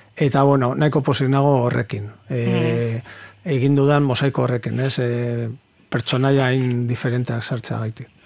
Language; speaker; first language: Basque; native; Basque